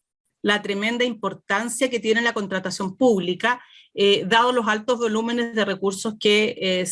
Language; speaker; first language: Spanish; native; Spanish